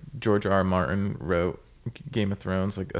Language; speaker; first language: English; native; English